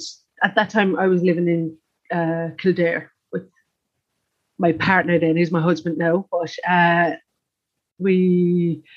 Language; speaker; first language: English; native; English